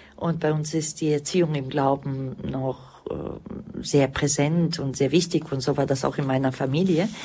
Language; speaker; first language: German; early bilingual, other home language; Croatian